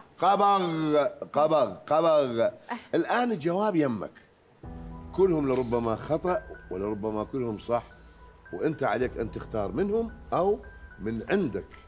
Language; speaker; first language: Arabic; native; Arabic